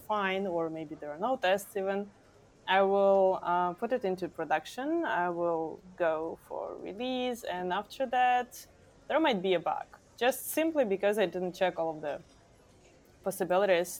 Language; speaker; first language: English; non-native, fluent; Ukrainian